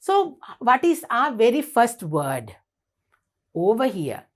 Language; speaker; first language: English; non-native, local second language; Sinhala